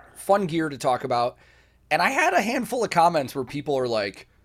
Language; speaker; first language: English; native; English